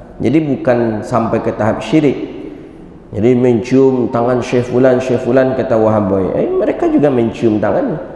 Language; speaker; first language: Malay; non-native, local second language; Minangkabau